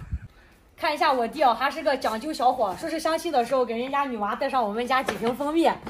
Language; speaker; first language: Chinese; native; Chinese